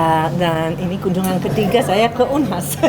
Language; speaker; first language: Indonesian; non-native, fluent; English